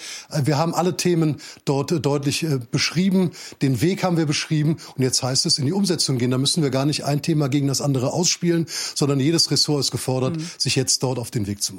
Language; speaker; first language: German; native; German